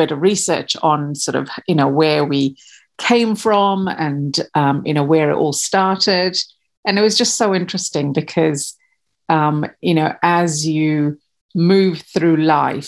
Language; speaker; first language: English; non-native, local second language; Kachhi